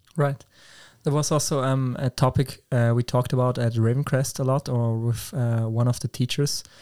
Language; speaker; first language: English; non-native, fluent; Swiss German